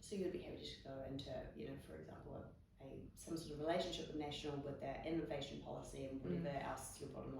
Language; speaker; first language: English; native; English